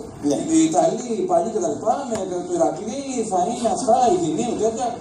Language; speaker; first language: Greek; native; Greek